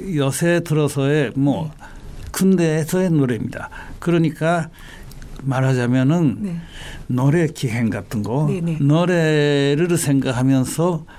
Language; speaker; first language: Korean; non-native, fluent; Japanese